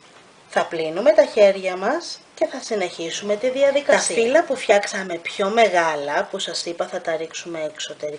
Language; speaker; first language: Greek; native; Greek